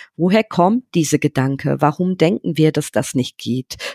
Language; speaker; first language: German; non-native, fluent; English